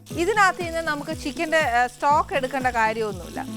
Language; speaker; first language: Malayalam; native; Malayalam